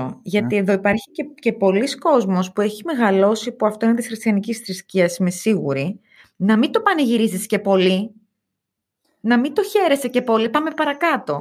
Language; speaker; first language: Greek; native; Greek